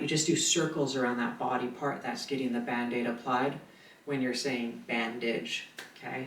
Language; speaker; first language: English; native; English